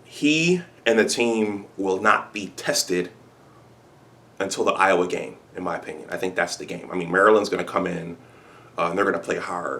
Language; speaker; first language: English; native; English